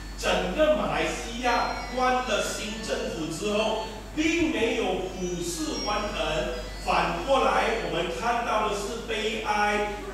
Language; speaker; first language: Chinese; native; Chinese